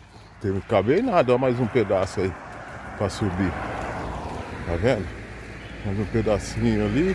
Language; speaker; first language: Portuguese; native; Portuguese